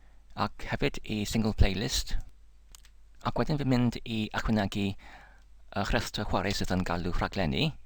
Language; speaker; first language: Welsh; non-native, learner; English